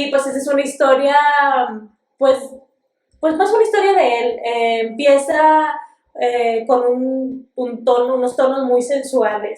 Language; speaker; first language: Spanish; native; Spanish